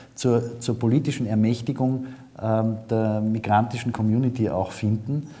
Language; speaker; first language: German; native; German